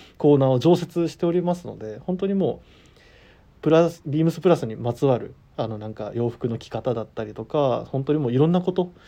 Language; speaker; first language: Japanese; native; Japanese